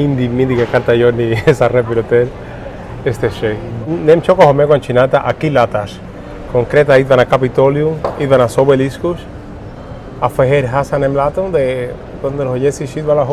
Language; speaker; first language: Hungarian; early bilingual, heritage; Hungarian